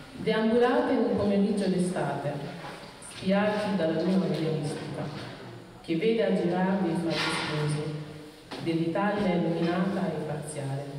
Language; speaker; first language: Italian; early bilingual, other home language; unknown